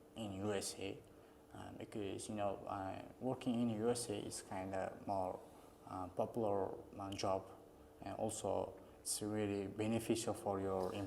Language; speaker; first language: English; non-native, learner; Uzbek